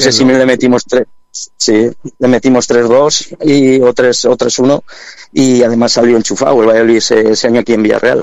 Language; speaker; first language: Spanish; native; Spanish